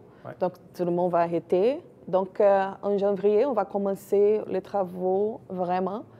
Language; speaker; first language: French; non-native, fluent; Portuguese